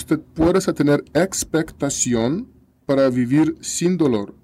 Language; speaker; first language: Spanish; non-native, learner; Russian